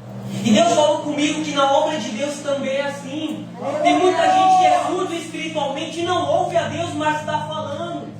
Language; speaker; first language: Portuguese; native; Portuguese